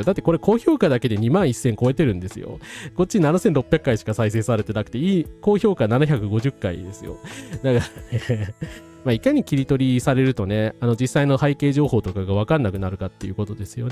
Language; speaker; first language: Japanese; native; Japanese